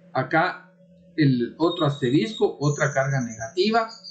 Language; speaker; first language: Spanish; native; Spanish